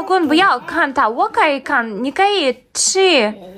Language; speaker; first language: Chinese; non-native, learner; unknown